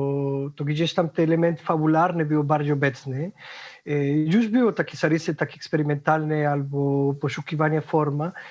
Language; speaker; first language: Polish; non-native, fluent; Spanish